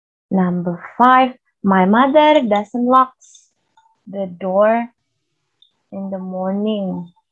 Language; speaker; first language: English; non-native, fluent; Indonesian